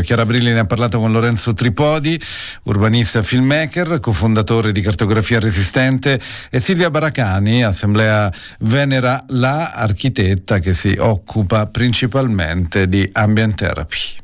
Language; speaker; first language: Italian; native; Italian